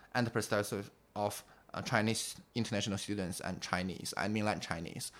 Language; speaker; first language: English; non-native, fluent; Chinese